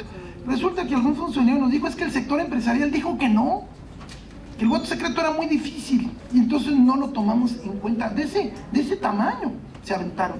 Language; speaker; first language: Spanish; native; Spanish